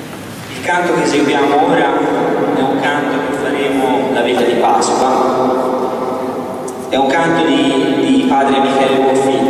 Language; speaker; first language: Italian; native; Italian